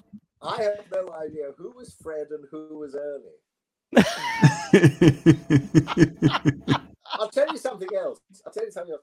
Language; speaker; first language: English; native; English